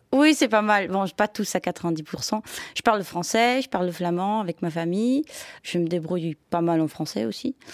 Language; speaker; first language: French; non-native, fluent; Dutch